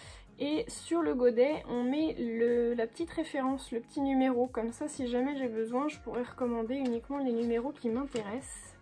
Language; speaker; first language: French; native; French